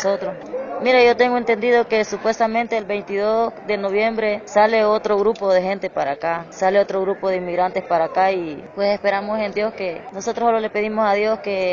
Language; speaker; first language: Spanish; native; Spanish